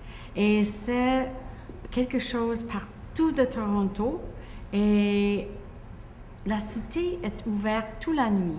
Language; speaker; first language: French; non-native, local second language; English